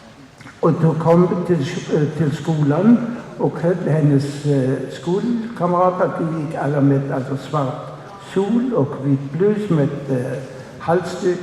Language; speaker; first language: Swedish; non-native, fluent; German